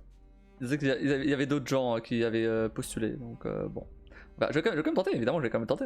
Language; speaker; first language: French; native; French